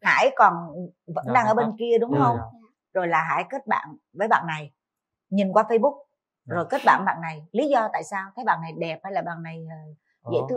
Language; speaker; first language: Vietnamese; native; Vietnamese